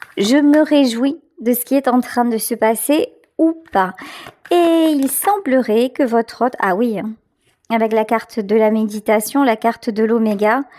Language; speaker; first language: French; native; French